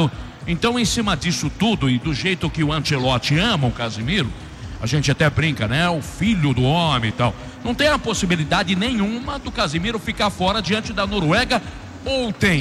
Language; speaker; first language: Portuguese; native; Portuguese